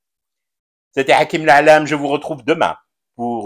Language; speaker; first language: French; non-native, local second language; Arabic